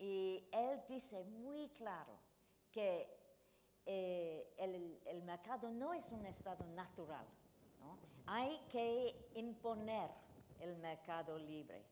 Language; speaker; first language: Spanish; non-native, fluent; English